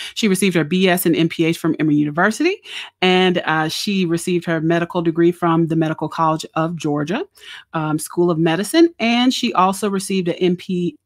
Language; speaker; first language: English; native; English